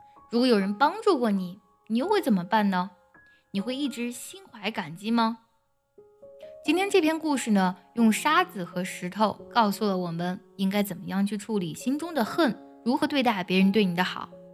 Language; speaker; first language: Chinese; native; Chinese